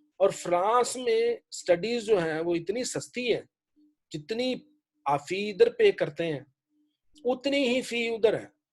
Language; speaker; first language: Urdu; native; Urdu